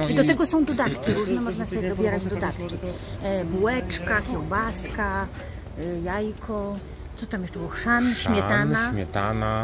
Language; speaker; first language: Polish; native; Polish